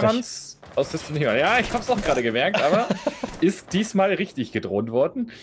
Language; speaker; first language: German; native; German